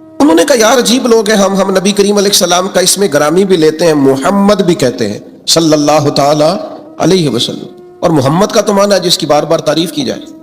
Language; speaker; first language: Urdu; native; Urdu